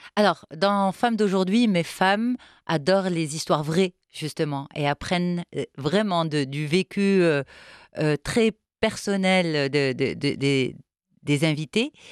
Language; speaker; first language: French; non-native, local second language; Arabic